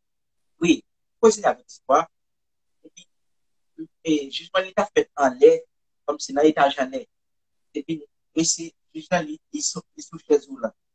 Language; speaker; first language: French; non-native, local second language; Haitian Creole